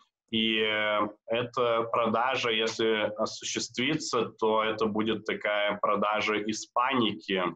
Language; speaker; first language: Russian; native; Russian